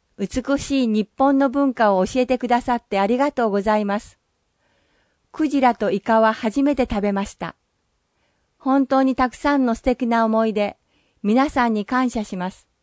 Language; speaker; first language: Japanese; native; Japanese